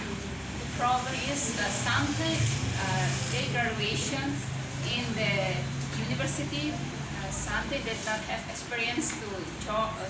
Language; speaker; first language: English; non-native, learner; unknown